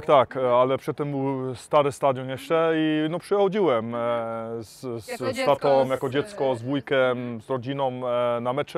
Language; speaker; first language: Polish; early bilingual, heritage; Polish